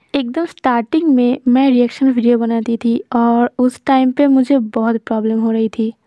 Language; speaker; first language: Hindi; non-native, local second language; Bangla